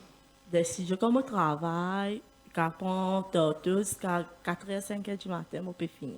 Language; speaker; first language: French; non-native, learner; Morisyen